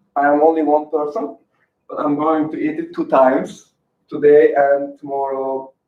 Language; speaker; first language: English; non-native, fluent; Azerbaijani